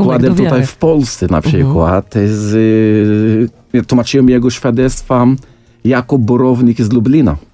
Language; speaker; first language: Polish; non-native, fluent; Arabic